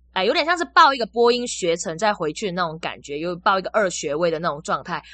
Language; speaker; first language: Chinese; native; Chinese